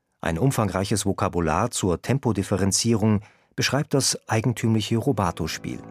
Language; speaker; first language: German; native; German